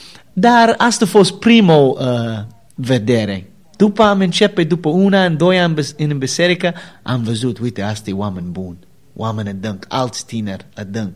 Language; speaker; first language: Romanian; non-native, learner; English